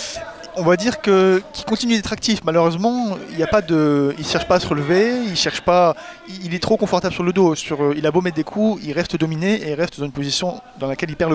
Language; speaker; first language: French; native; French